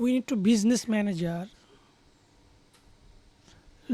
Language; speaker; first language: English; non-native, learner; Bangla